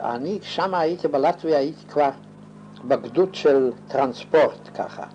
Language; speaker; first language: Hebrew; non-native, fluent; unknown